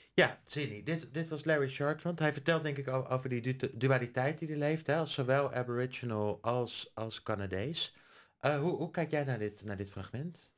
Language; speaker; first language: Dutch; native; Dutch